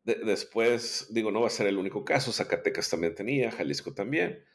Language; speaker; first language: Spanish; native; Spanish